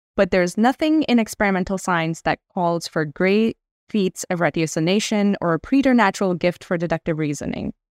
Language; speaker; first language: English; non-native, local second language; Hindi